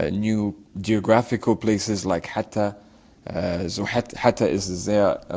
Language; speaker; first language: German; early bilingual, other home language; English